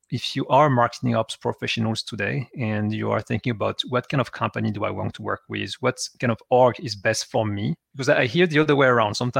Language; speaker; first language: English; non-native, fluent; French